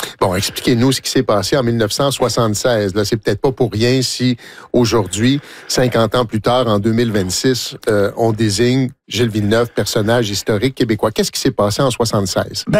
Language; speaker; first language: French; native; French